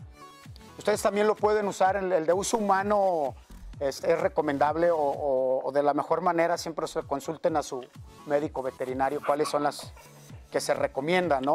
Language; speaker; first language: Spanish; native; Spanish